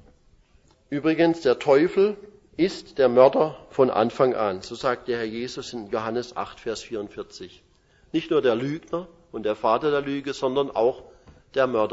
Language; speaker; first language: German; native; German